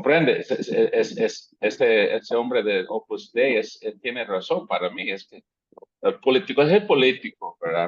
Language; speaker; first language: Spanish; non-native, fluent; English